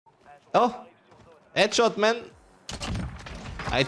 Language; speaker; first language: English; non-native, learner; French